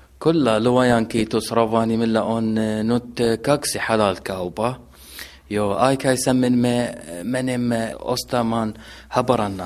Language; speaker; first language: Finnish; non-native, learner; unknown